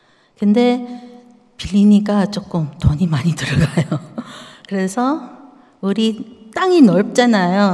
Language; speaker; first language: Korean; early bilingual, heritage; Korean